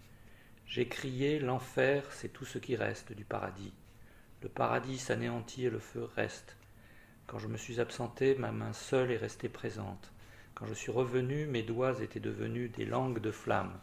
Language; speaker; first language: French; native; French